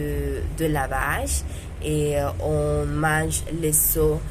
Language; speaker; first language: French; non-native, learner; Spanish